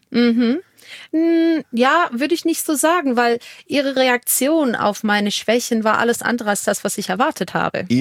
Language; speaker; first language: German; non-native, fluent; English